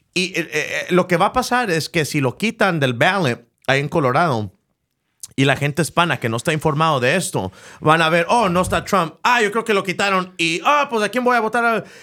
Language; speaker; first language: Spanish; early bilingual, heritage; Spanish